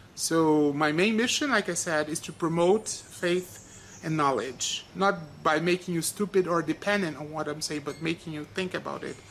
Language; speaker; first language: English; non-native, fluent; Portuguese